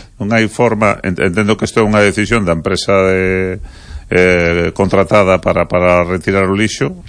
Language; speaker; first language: Galician; non-native, local second language; Spanish